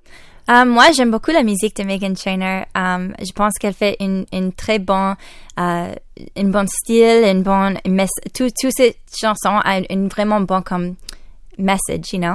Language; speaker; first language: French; non-native, local second language; English